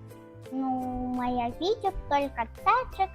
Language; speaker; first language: Russian; non-native, local second language; Tajik